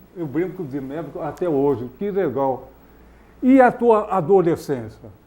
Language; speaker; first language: Portuguese; native; Portuguese